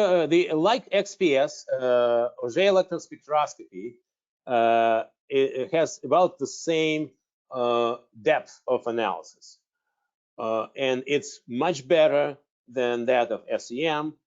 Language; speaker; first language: English; non-native, fluent; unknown